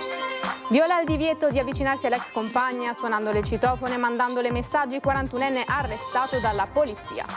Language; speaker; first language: Italian; native; Italian